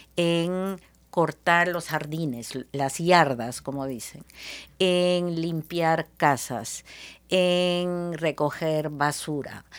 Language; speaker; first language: Spanish; early bilingual, heritage; Spanish